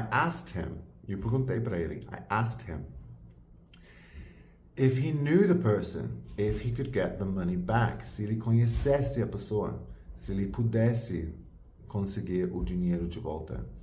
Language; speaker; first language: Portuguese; non-native, fluent; English